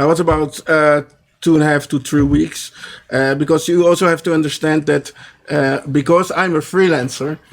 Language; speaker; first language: English; non-native, fluent; Dutch